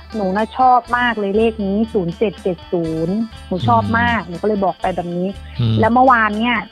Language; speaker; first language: Thai; native; Thai